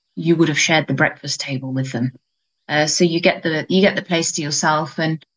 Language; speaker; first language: English; native; English